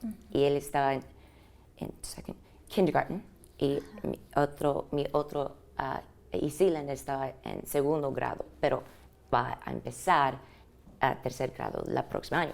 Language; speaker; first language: Spanish; early bilingual, heritage; English